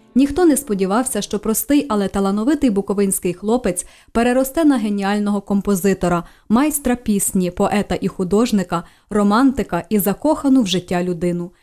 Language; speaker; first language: Ukrainian; native; Ukrainian